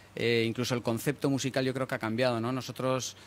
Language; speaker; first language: Spanish; early bilingual, other home language; English